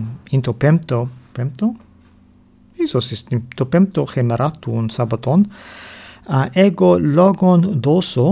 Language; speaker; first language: Greek; non-native, learner; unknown